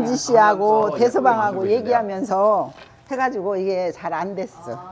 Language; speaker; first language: Korean; native; Korean